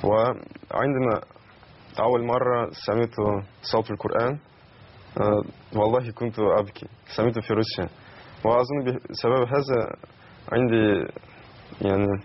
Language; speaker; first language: Arabic; non-native, learner; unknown